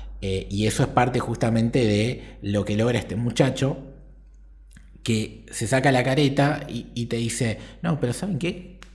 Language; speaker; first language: Spanish; native; Spanish